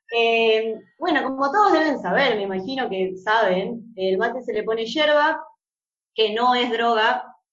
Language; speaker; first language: Spanish; native; Spanish